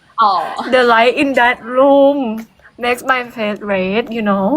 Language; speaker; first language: English; non-native, learner; Thai